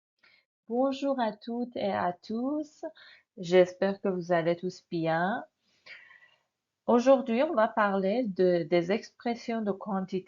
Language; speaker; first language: French; non-native, fluent; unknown